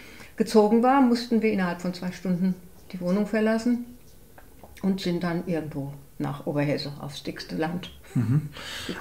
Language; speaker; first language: German; native; German